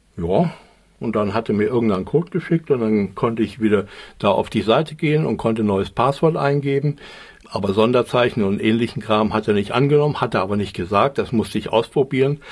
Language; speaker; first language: German; native; German